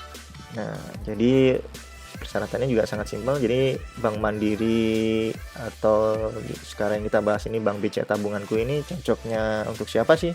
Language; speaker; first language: Indonesian; native; Indonesian